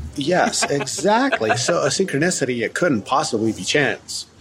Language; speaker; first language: English; early bilingual, other home language; Russian